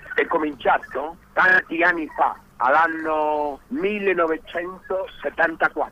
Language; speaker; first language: Italian; non-native, learner; Spanish